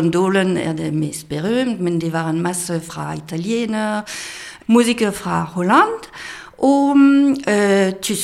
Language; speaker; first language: Danish; non-native, fluent; French